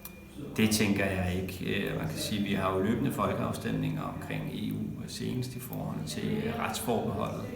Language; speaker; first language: Danish; native; Danish